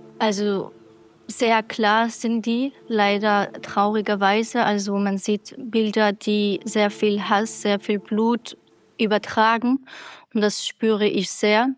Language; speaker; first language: German; non-native, fluent; Kurdish